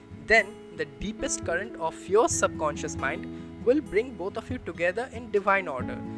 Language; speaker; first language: English; non-native, local second language; Bangla